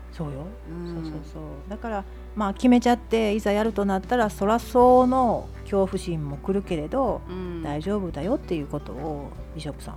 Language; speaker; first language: Japanese; native; Japanese